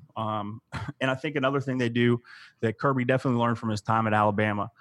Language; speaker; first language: English; native; English